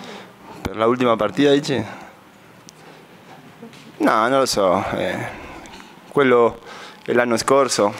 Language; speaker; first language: Italian; non-native, fluent; Spanish